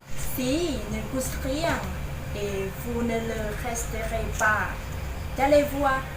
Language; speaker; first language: French; non-native, learner; Lao